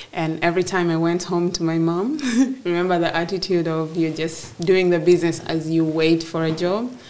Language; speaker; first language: English; non-native, local second language; Acoli